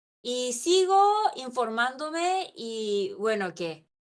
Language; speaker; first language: Spanish; non-native, local second language; Korean